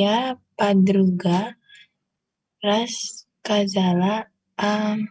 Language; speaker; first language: Russian; non-native, learner; Indonesian